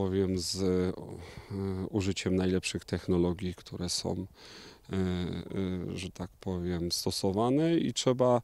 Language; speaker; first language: Polish; native; Polish